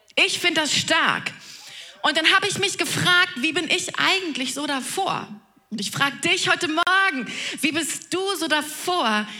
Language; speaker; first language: German; native; German